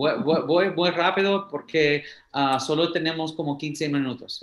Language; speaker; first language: Spanish; early bilingual, heritage; English